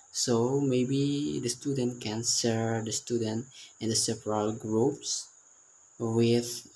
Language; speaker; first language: English; non-native, learner; Indonesian